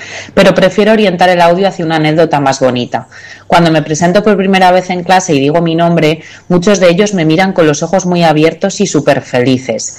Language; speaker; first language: Spanish; native; Spanish